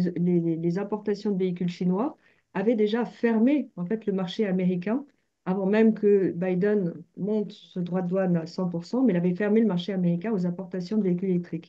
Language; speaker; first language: French; native; French